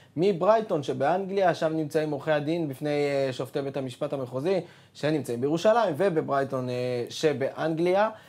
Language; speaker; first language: Hebrew; native; Hebrew